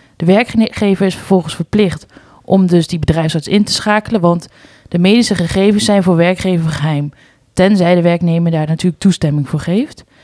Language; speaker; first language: Dutch; native; Dutch